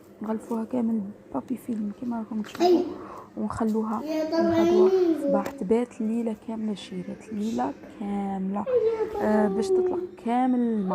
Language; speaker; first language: Arabic; native; Arabic